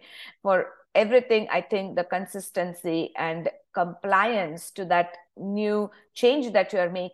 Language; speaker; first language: English; non-native, local second language; Marathi